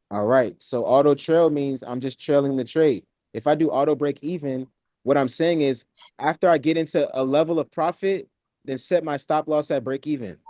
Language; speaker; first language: English; native; English